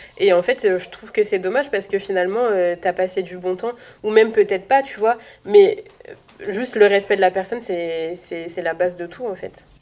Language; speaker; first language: French; native; French